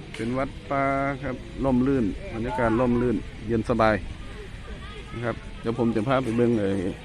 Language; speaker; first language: Thai; native; Thai